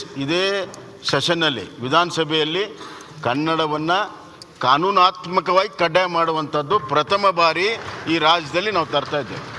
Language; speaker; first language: Kannada; native; Kannada